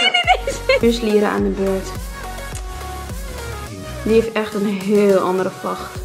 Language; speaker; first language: Dutch; native; Dutch